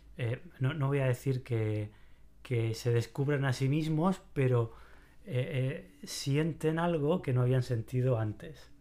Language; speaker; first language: Spanish; native; Spanish